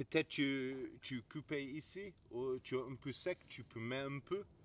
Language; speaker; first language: French; non-native, learner; English